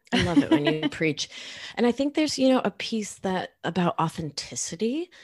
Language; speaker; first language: English; non-native, fluent; Spanish